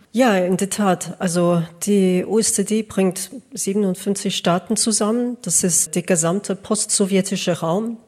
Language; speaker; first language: German; non-native, fluent; English